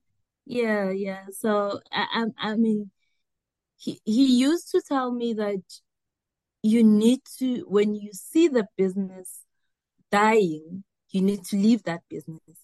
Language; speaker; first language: English; non-native, local second language; South Ndebele